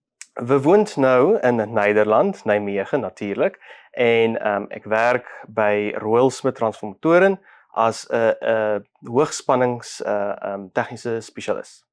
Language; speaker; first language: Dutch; non-native, learner; Afrikaans